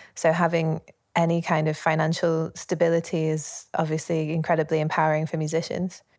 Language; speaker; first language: English; native; English